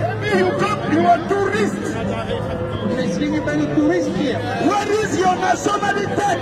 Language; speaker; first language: English; non-native, learner; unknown